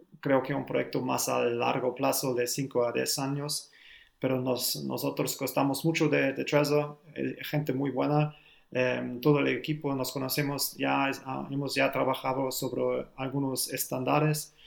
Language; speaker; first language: Spanish; non-native, learner; German